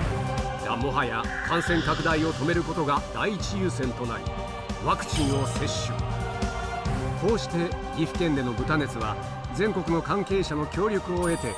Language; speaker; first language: Japanese; native; Japanese